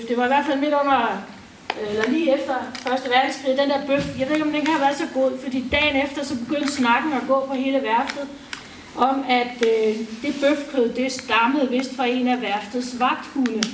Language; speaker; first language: Danish; native; Danish